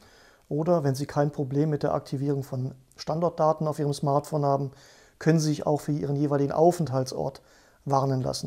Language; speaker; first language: German; native; German